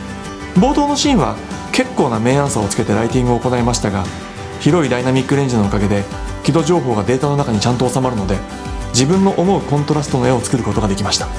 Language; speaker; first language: Japanese; native; Japanese